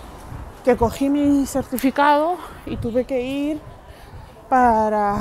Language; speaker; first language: Spanish; non-native, fluent; Georgian